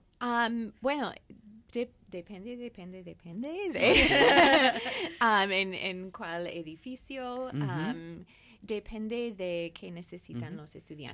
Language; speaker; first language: Spanish; non-native, fluent; English